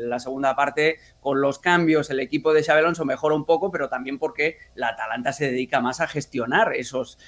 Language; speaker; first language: Spanish; native; Spanish